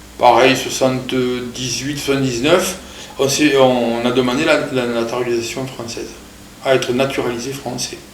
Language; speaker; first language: French; early bilingual, other home language; Portuguese